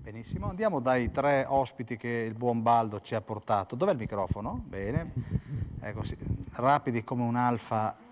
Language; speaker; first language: Italian; native; Italian